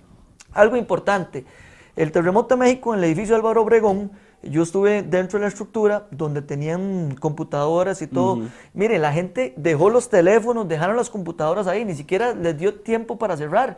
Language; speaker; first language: Spanish; native; Spanish